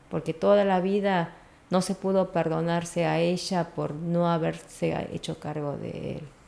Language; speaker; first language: Spanish; early bilingual, other home language; Korean